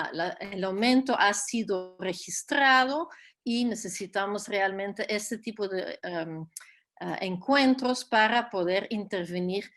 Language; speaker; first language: Spanish; non-native, fluent; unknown